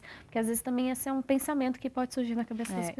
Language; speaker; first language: Portuguese; native; Portuguese